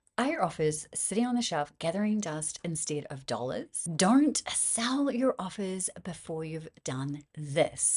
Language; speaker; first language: English; native; English